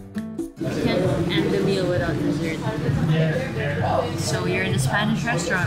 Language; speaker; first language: English; non-native, local second language; Filipino